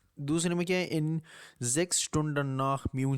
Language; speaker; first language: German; non-native, learner; Urdu